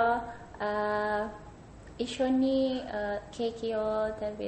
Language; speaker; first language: Japanese; non-native, learner; Indonesian